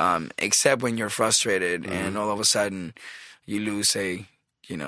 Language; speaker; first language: English; non-native, fluent; Spanish